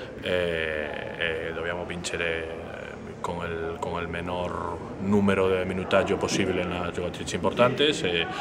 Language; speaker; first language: Italian; non-native, learner; Spanish